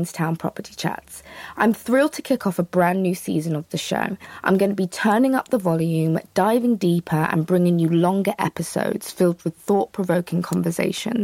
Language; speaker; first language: English; native; English